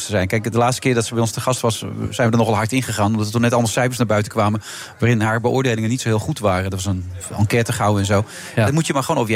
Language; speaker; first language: Dutch; native; Dutch